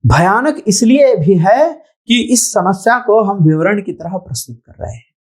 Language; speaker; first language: Hindi; non-native, local second language; Telugu